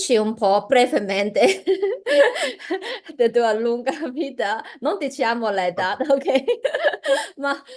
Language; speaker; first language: Italian; non-native, learner; Chinese